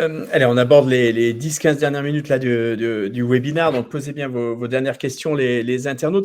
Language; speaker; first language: French; native; French